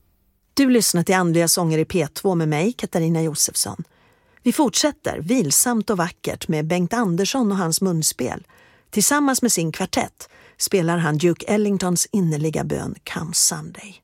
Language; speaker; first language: Swedish; native; Swedish